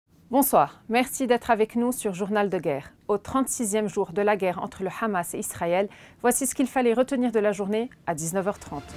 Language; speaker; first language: French; non-native, local second language; Arabic